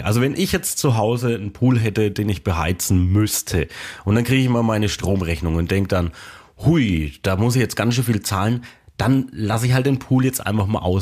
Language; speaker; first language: German; native; German